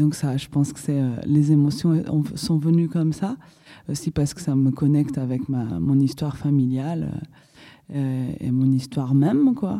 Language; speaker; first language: French; non-native, fluent; Portuguese